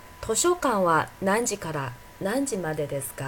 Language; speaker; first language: Japanese; non-native, fluent; Chinese